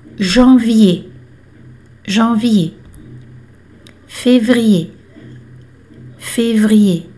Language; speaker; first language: French; non-native, fluent; Portuguese